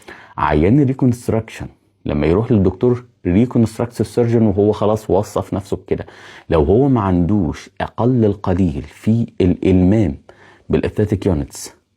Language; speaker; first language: Arabic; native; Arabic